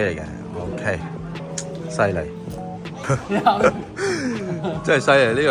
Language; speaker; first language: Chinese; native; Chinese